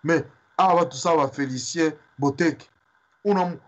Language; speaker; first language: French; non-native, local second language; Swahili